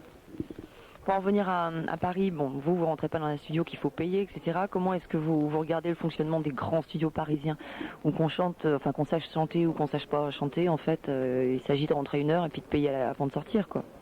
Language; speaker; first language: French; native; French